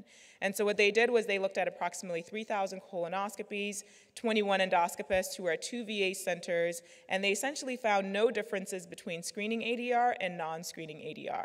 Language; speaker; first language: English; native; English